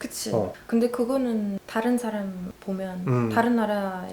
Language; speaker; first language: Korean; non-native, fluent; Arabic